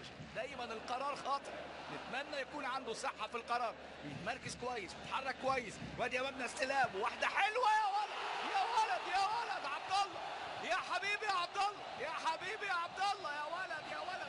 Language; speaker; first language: Arabic; native; Arabic